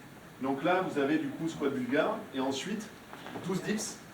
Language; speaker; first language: French; native; French